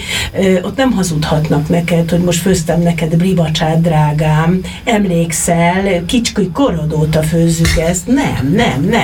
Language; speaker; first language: Hungarian; native; Hungarian